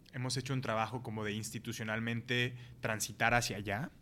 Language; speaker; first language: Spanish; native; Spanish